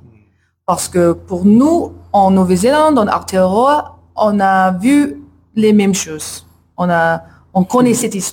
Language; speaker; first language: French; non-native, learner; English